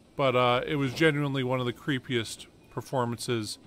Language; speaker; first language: English; native; English